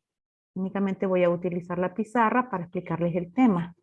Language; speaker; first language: Spanish; native; Spanish